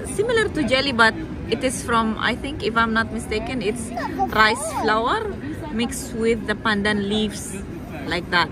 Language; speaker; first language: English; non-native, fluent; Indonesian